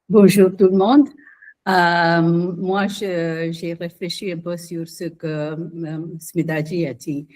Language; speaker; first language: French; non-native, learner; Hindi